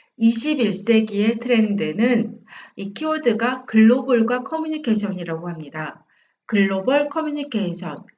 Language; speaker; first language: Korean; native; Korean